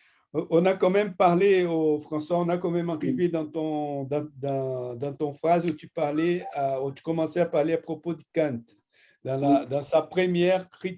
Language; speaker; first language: French; non-native, fluent; Portuguese